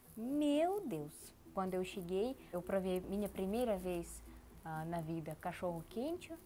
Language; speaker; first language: Portuguese; non-native, learner; Russian